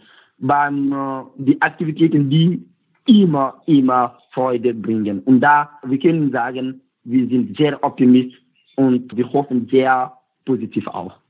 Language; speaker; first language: German; non-native, learner; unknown